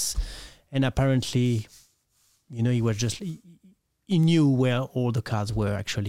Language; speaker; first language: English; non-native, fluent; French